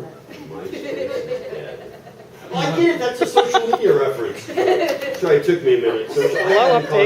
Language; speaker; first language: English; native; English